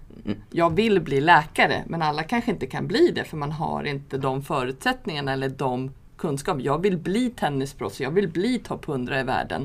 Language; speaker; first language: Swedish; native; Swedish